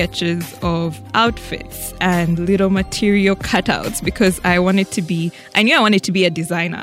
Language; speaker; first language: English; non-native, local second language; Ganda